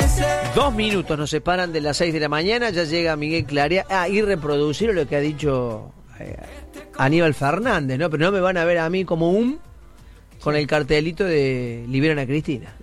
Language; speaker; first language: Spanish; native; Spanish